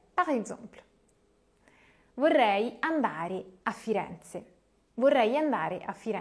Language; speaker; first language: Italian; non-native, fluent; French